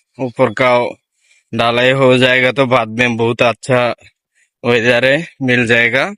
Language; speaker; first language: Hindi; non-native, learner; Bangla